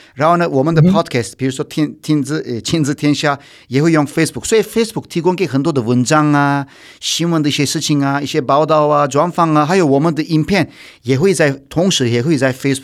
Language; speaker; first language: Chinese; non-native, fluent; Turkish